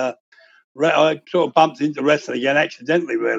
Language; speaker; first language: English; native; English